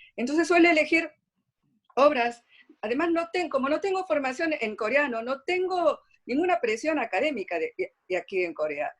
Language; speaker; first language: Spanish; early bilingual, other home language; Korean